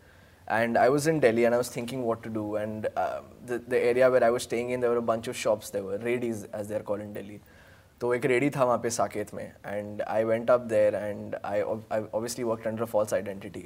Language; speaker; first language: English; non-native, local second language; Hindi